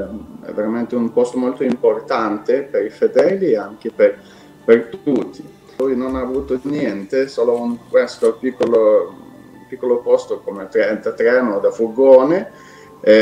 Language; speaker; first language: Italian; non-native, fluent; Ukrainian